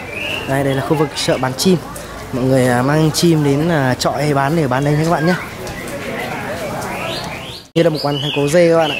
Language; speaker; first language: Vietnamese; native; Vietnamese